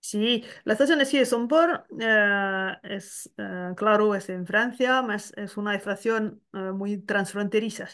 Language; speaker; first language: Spanish; non-native, learner; French